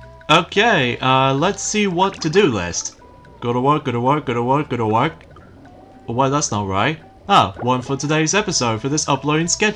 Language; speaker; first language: English; native; English